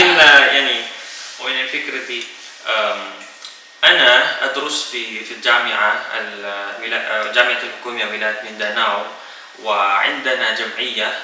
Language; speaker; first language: Arabic; non-native, fluent; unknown